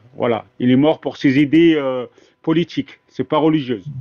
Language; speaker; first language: French; non-native, local second language; Arabic